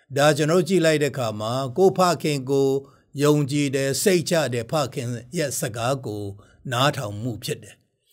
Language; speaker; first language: Burmese; non-native, local second language; Tedim Chin